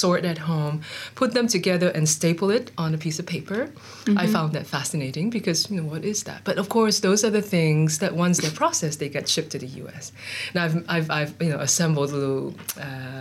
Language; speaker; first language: English; non-native, local second language; Cantonese